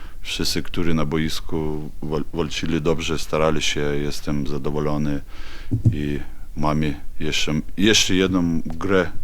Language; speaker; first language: Polish; non-native, learner; Ukrainian